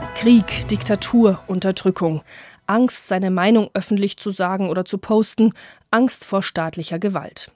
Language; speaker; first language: German; native; German